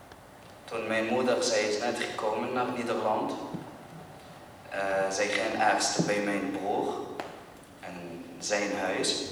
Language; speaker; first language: Dutch; non-native, learner; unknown